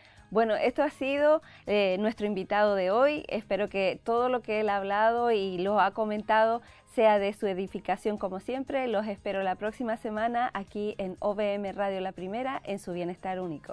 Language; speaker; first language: Spanish; native; Spanish